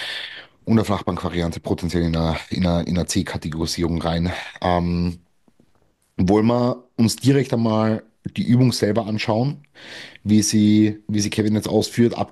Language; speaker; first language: German; native; German